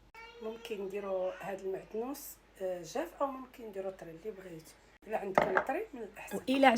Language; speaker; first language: Arabic; native; Arabic